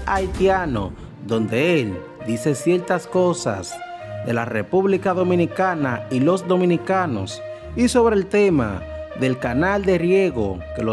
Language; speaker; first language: Spanish; native; Spanish